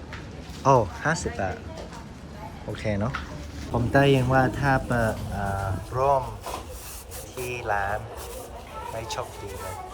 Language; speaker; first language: Thai; non-native, learner; English